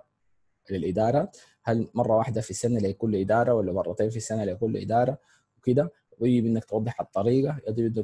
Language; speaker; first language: Arabic; native; Arabic